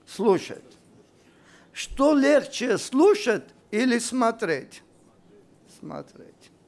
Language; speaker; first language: Russian; non-native, local second language; Armenian